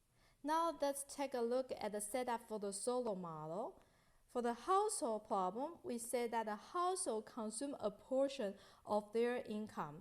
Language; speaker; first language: English; non-native, fluent; Chinese